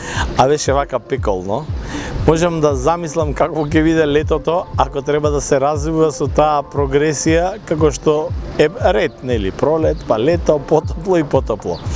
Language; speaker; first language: Macedonian; native; Macedonian